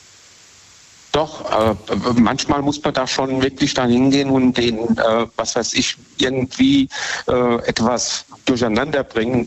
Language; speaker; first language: German; native; German